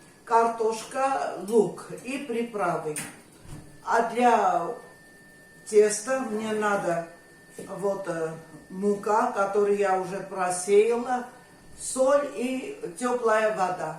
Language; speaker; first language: Russian; non-native, fluent; Armenian